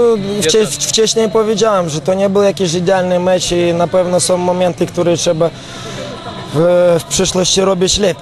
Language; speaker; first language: Polish; non-native, fluent; Romanian